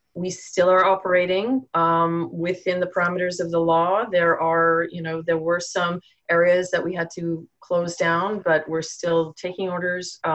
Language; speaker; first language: English; native; English